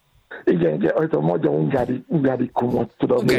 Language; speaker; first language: Hungarian; non-native, learner; Yoruba